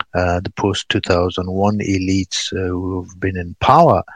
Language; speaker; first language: English; non-native, fluent; Pashto